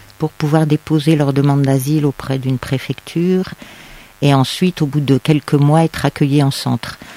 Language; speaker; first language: French; native; French